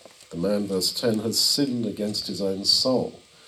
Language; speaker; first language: English; native; English